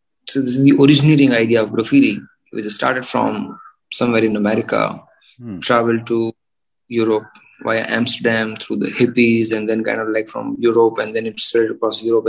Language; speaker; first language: English; non-native, local second language; Gujarati